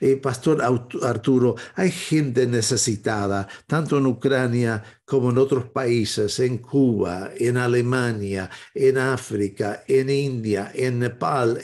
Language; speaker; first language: Spanish; non-native, fluent; English